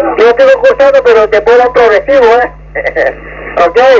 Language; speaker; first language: Spanish; native; Spanish